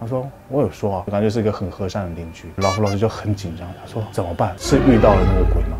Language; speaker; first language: Chinese; non-native, fluent; Korean